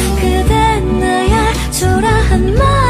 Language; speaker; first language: Korean; non-native, fluent; Vietnamese